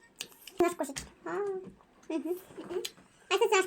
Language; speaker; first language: Russian; non-native, local second language; Kazakh